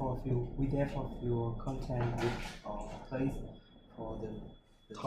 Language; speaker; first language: English; non-native, learner; Vietnamese